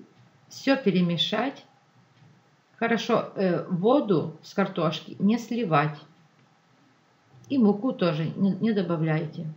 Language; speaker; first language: Russian; non-native, local second language; Ukrainian